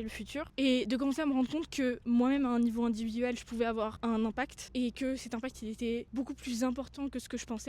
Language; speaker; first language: French; native; French